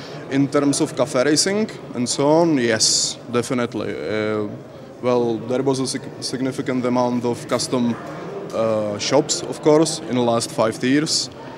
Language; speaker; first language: English; non-native, fluent; Czech